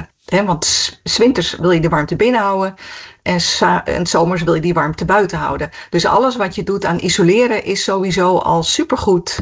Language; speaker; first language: Dutch; native; Dutch